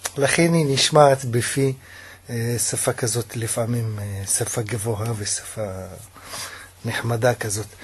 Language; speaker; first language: Hebrew; non-native, fluent; Russian